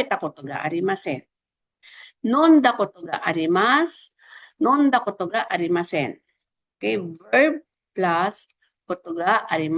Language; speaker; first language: Japanese; non-native, fluent; Filipino